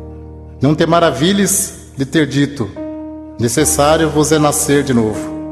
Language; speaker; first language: Portuguese; native; Portuguese